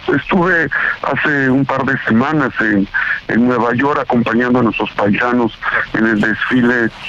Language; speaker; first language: Spanish; native; Spanish